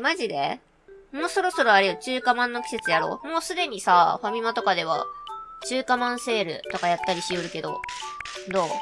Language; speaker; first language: Japanese; native; Japanese